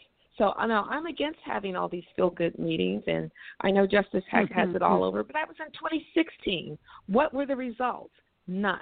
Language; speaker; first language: English; native; English